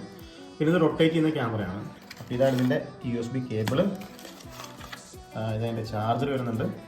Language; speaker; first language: Malayalam; native; Malayalam